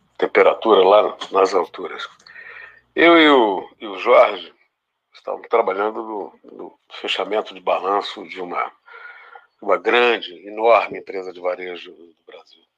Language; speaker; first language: Portuguese; native; Portuguese